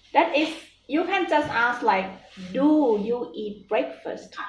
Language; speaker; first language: English; non-native, learner; Thai